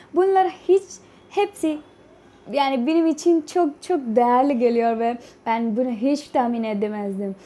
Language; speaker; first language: Turkish; non-native, fluent; Urdu